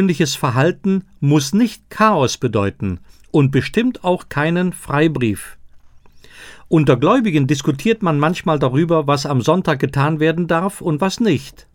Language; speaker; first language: German; native; German